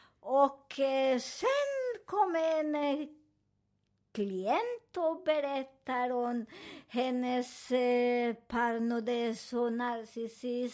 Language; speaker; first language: Swedish; non-native, fluent; Spanish